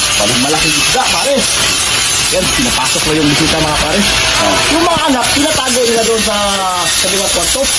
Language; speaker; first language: Filipino; non-native, local second language; Cebuano